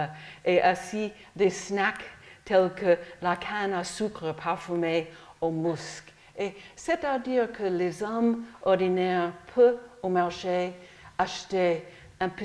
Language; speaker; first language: French; non-native, fluent; English